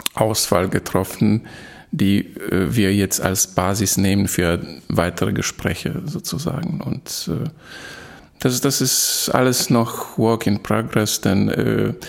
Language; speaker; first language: German; non-native, fluent; Polish